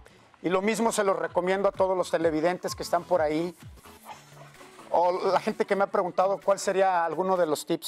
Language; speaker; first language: Spanish; native; Spanish